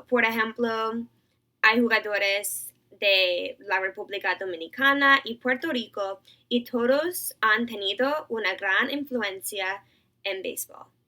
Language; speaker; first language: Spanish; non-native, learner; English